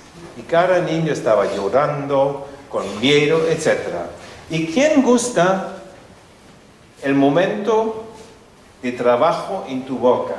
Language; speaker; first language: Spanish; non-native, fluent; German